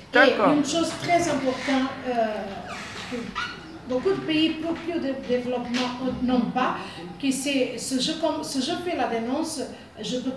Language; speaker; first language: French; non-native, fluent; Portuguese